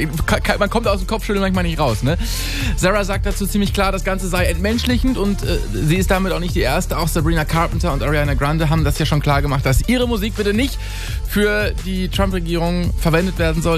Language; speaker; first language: German; native; German